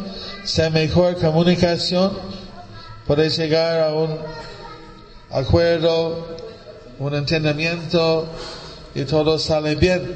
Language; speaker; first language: Spanish; non-native, learner; English